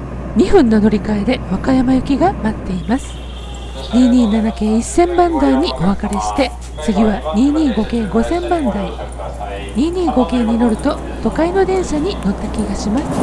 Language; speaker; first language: Japanese; native; Japanese